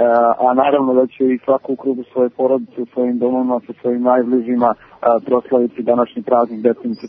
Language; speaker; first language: Serbian; native; Serbian